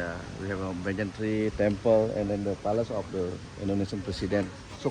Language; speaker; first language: English; non-native, learner; Balinese